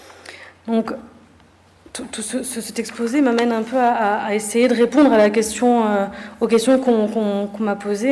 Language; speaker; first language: French; native; French